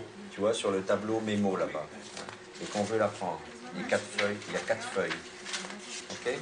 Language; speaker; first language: French; native; French